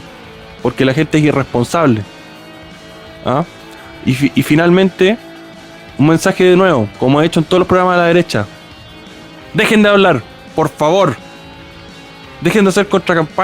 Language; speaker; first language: Spanish; native; Spanish